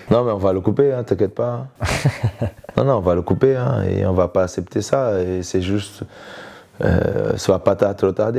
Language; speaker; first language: French; native; French